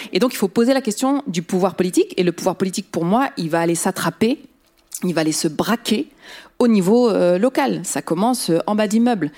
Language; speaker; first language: French; early bilingual, other home language; Riffian